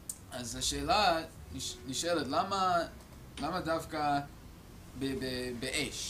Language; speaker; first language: Hebrew; non-native, fluent; English